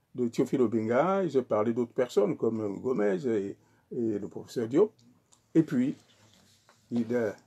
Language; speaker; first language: French; non-native, local second language; Sango